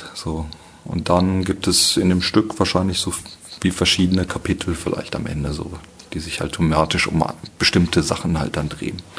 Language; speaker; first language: German; native; German